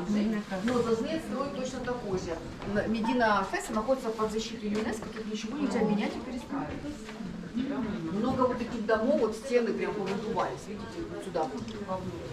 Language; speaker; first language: Russian; native; Russian